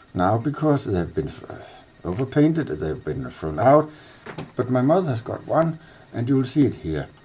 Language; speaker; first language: English; non-native, fluent; Danish